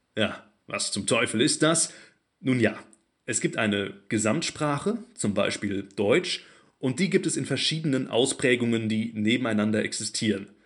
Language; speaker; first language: German; native; German